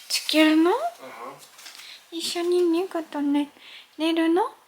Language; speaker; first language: Japanese; non-native, fluent; Russian